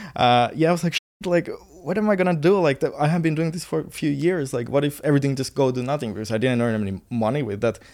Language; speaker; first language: English; non-native, fluent; Finnish